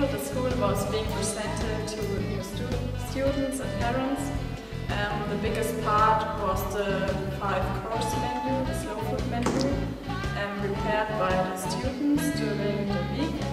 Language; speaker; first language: English; non-native, learner; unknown